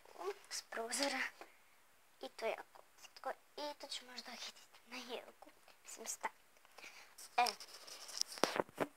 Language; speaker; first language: Bosnian; early bilingual, heritage; Bosnian